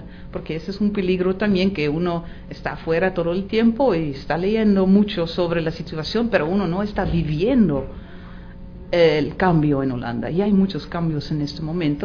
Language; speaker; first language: Spanish; non-native, fluent; Dutch